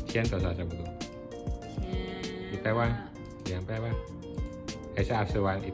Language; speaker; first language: Chinese; non-native, fluent; Indonesian